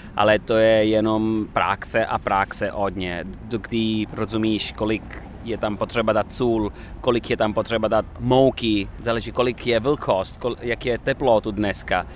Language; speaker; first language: Czech; non-native, fluent; Italian